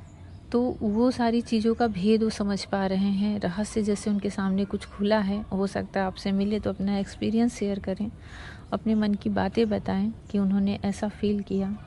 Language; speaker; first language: Hindi; native; Hindi